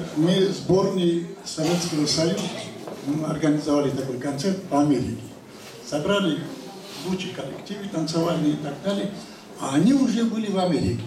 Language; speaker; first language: Russian; non-native, local second language; Armenian